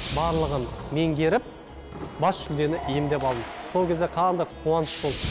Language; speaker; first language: Kazakh; non-native, local second language; Russian